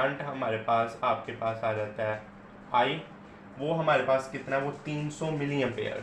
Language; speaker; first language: Hindi; non-native, local second language; Punjabi